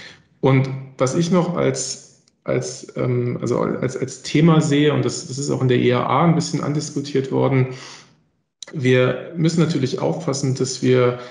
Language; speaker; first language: German; native; German